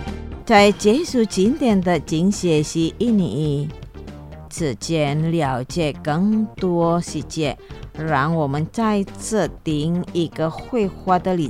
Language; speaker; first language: Chinese; non-native, learner; Indonesian